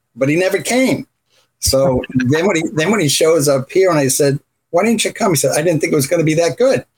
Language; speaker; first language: English; native; English